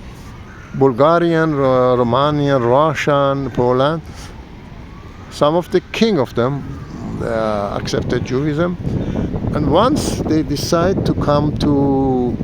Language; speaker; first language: English; non-native, learner; Persian